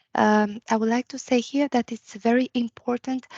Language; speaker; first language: English; non-native, fluent; Romanian